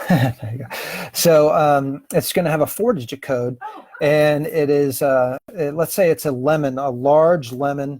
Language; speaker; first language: English; native; English